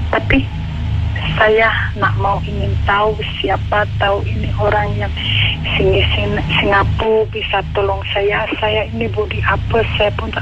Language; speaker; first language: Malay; non-native, learner; Indonesian